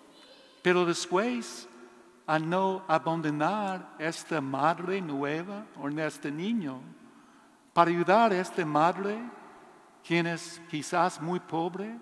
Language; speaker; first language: Spanish; non-native, learner; English